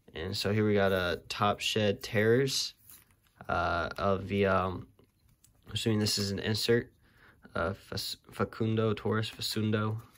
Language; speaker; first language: English; native; English